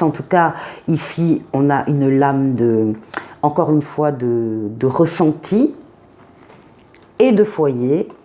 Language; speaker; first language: French; native; French